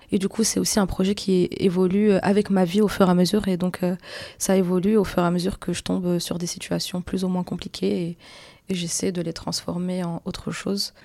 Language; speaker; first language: French; non-native, local second language; Arabic